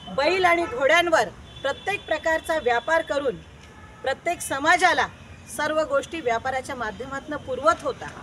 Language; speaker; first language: Marathi; non-native, local second language; Lambadi